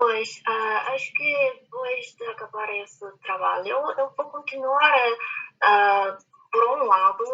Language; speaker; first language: Portuguese; non-native, fluent; Chinese